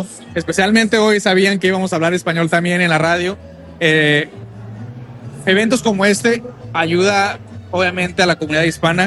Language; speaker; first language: Spanish; early bilingual, heritage; English